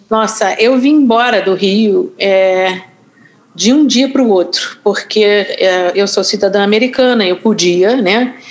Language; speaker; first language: Portuguese; non-native, fluent; English